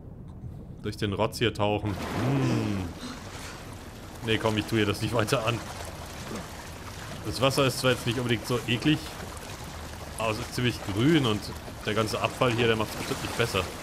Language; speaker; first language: German; native; German